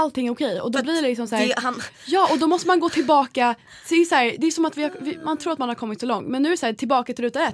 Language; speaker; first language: Swedish; native; Swedish